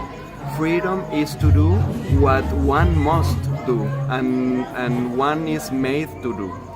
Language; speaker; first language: English; non-native, fluent; Spanish